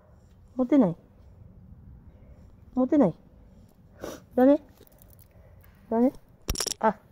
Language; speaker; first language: Japanese; native; Japanese